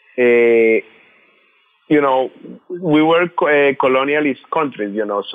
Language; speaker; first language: English; non-native, fluent; Spanish